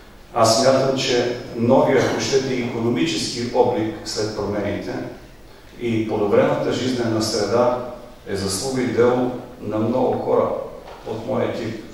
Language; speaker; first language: Bulgarian; native; Bulgarian